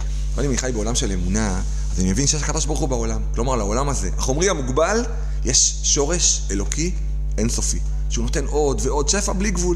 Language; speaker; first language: Hebrew; native; Hebrew